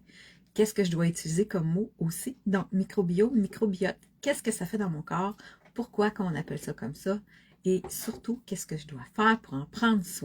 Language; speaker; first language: French; native; French